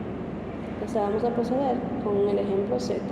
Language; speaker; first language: Spanish; native; Spanish